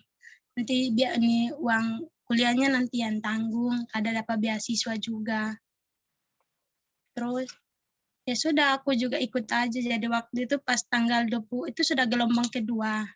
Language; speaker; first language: Indonesian; non-native, local second language; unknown